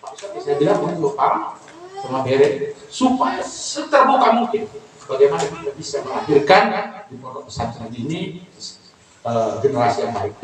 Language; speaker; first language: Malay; non-native, local second language; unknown